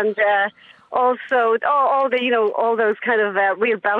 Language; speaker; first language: English; native; English